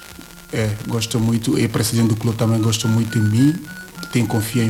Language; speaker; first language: Portuguese; non-native, learner; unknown